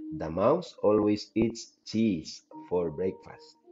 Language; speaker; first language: English; non-native, learner; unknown